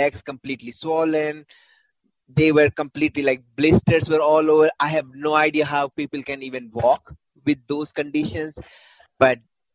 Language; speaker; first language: English; non-native, local second language; Hindi